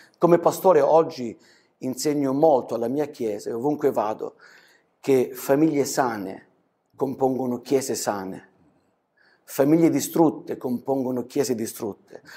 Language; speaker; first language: Italian; native; Italian